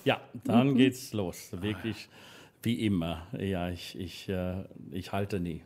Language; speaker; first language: German; non-native, learner; English